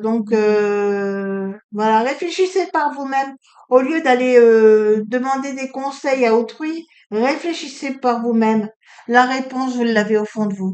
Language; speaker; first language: French; native; French